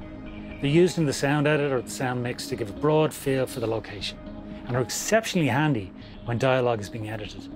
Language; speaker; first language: English; native; English